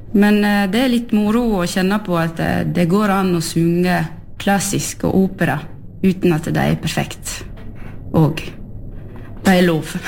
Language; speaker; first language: Norwegian; early bilingual, heritage; French